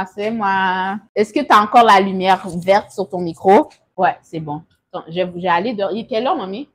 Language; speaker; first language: French; early bilingual, other home language; Haitian Creole